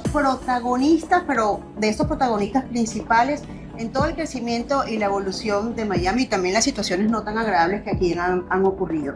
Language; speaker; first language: Spanish; native; Spanish